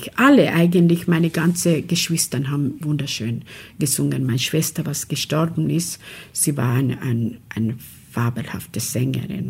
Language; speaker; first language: German; non-native, fluent; Romany